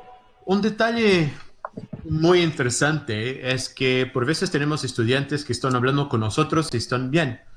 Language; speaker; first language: Spanish; non-native, fluent; Portuguese